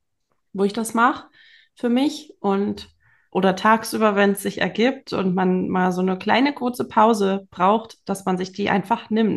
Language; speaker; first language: German; native; German